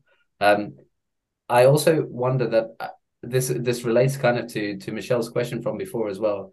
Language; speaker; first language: English; native; English